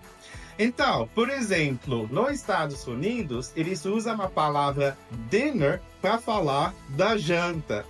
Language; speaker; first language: Portuguese; non-native, fluent; English